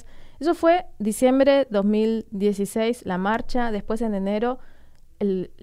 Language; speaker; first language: Spanish; native; Spanish